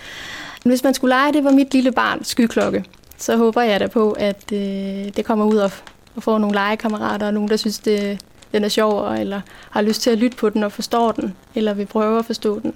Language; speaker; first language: Danish; native; Danish